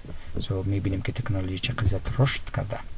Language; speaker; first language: Persian; native; Persian